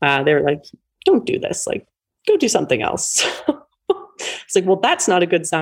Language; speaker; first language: English; native; English